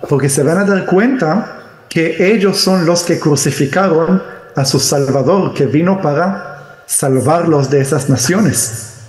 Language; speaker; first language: Spanish; early bilingual, heritage; Spanish